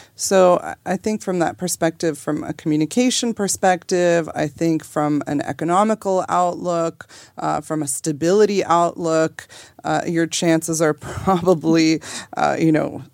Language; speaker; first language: English; native; English